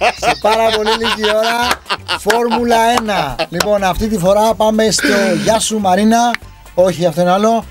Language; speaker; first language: Greek; native; Greek